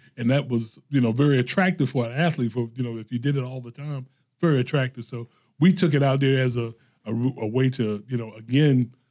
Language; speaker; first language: English; native; English